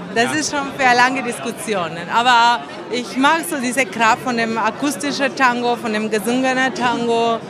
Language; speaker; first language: German; non-native, fluent; Spanish